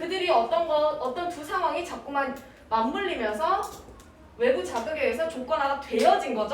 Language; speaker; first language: Korean; native; Korean